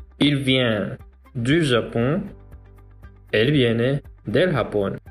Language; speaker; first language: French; non-native, learner; Spanish